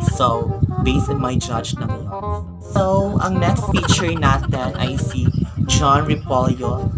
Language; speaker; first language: Filipino; non-native, local second language; Cebuano